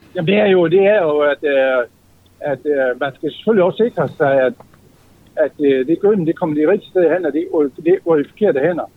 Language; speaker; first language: Danish; native; Danish